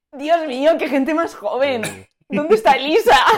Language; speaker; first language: Spanish; native; Spanish